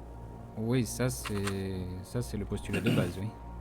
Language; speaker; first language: French; native; French